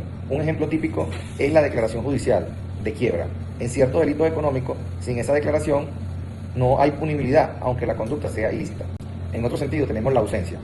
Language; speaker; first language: Spanish; native; Spanish